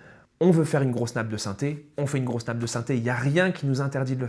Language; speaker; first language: French; native; French